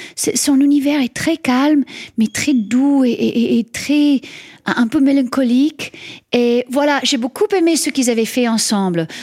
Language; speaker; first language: French; non-native, fluent; English